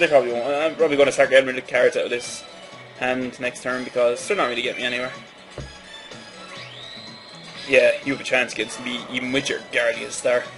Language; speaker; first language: English; native; English